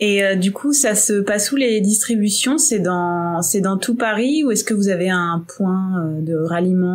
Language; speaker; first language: French; native; French